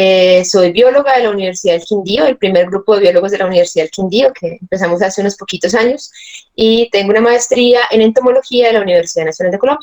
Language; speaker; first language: Spanish; native; Spanish